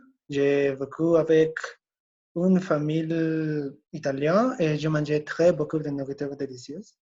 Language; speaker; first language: French; non-native, learner; Spanish